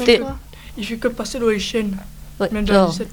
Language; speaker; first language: French; native; French